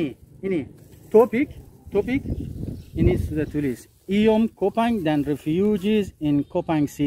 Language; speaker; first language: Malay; non-native, learner; Persian